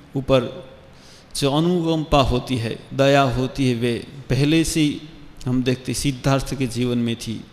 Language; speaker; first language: Hindi; non-native, local second language; Bangla